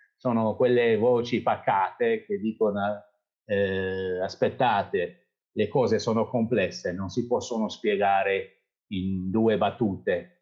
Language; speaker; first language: Italian; non-native, fluent; Kabyle